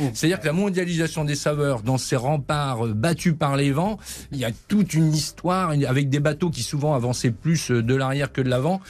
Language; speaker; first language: French; native; French